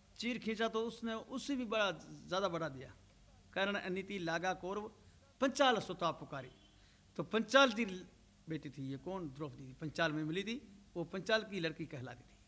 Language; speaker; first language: Hindi; non-native, local second language; Rajasthani